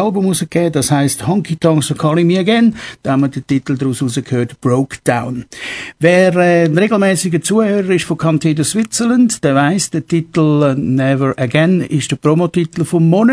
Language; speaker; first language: German; native; German